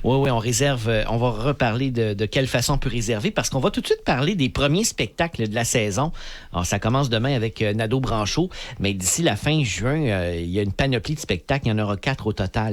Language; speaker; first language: French; native; French